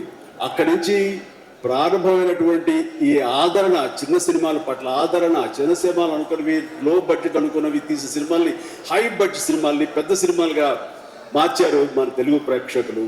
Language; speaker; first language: Telugu; native; Telugu